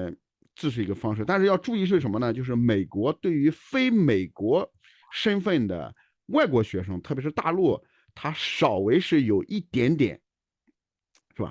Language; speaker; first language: Chinese; native; Chinese